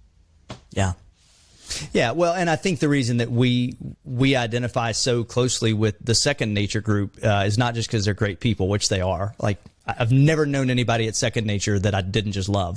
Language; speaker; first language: English; native; English